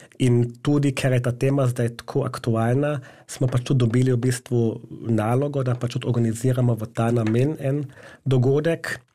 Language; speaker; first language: Slovenian; native; Slovenian